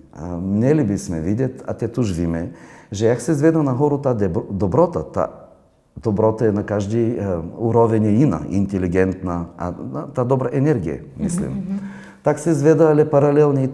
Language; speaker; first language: Czech; non-native, fluent; Bulgarian